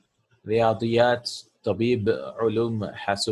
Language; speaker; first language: Arabic; non-native, fluent; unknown